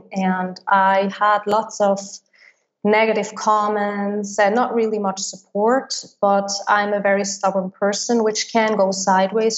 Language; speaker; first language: English; non-native, fluent; Swiss German